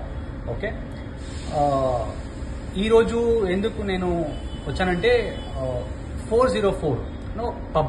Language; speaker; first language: Telugu; non-native, learner; Hindi